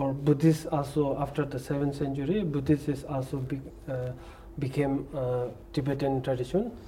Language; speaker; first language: English; non-native, learner; Tibetan